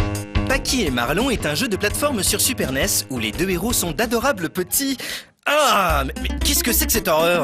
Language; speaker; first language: French; native; French